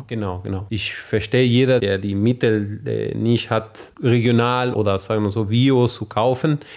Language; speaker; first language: German; non-native, fluent; Spanish